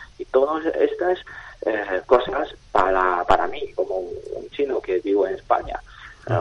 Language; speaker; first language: Spanish; non-native, fluent; Chinese